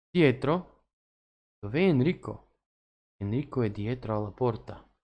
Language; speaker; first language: Italian; non-native, fluent; Macedonian